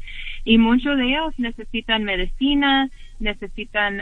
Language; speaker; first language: Spanish; early bilingual, heritage; English